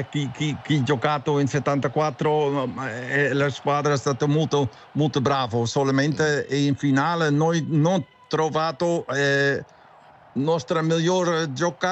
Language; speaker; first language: Italian; non-native, learner; Dutch